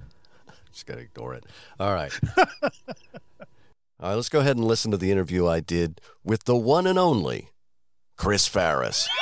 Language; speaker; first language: English; native; English